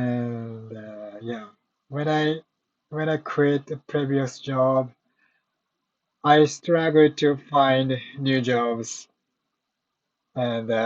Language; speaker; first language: English; non-native, learner; Japanese